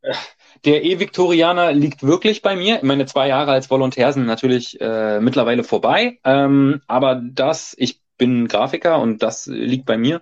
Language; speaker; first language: German; native; German